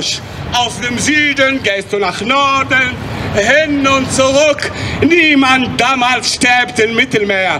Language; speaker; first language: German; non-native, fluent; Arabic